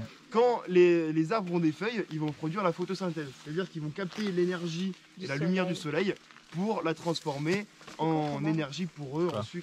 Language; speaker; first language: French; native; French